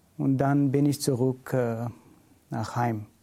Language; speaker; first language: German; non-native, learner; Syriac